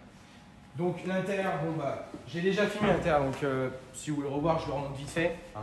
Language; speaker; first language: French; native; French